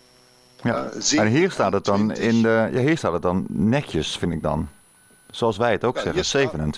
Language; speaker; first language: Dutch; native; Dutch